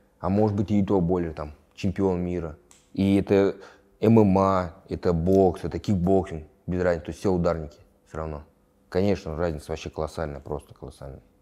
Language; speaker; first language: Russian; native; Russian